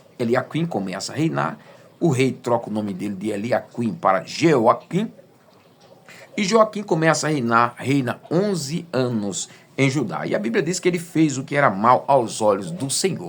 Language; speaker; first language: Portuguese; native; Portuguese